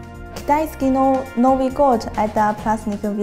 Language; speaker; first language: Russian; non-native, learner; Chinese